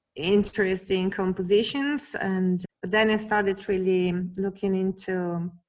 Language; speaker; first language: English; non-native, fluent; Italian